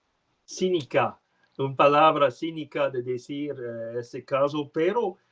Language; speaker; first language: Spanish; non-native, learner; French